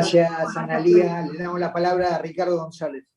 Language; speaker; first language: Spanish; native; Spanish